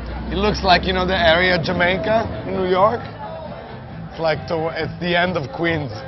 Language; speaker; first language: English; non-native, fluent; Italian